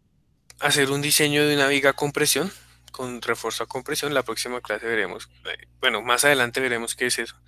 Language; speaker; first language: Spanish; native; Spanish